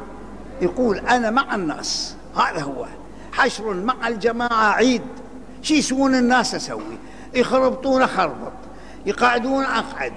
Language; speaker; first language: Arabic; native; Arabic